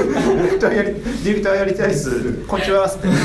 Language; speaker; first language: Japanese; native; Japanese